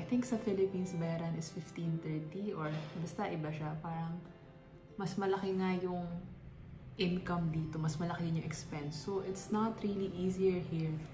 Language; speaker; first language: Filipino; native; Filipino